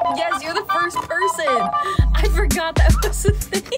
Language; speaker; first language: English; native; English